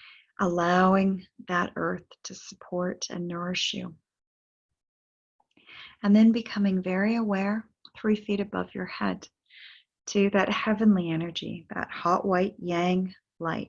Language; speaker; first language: English; native; English